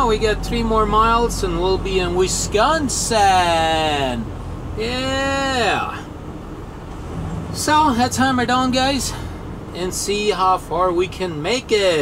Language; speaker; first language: English; native; English